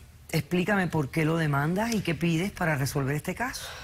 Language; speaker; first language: Spanish; native; Spanish